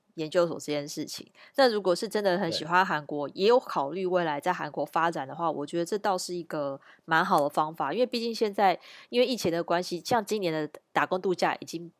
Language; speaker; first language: Chinese; native; Chinese